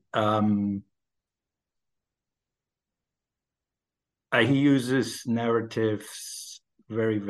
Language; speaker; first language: English; non-native, fluent; German